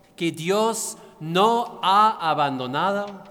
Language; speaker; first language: Spanish; non-native, fluent; English